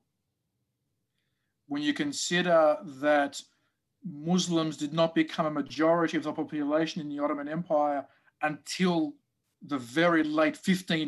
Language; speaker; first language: English; native; English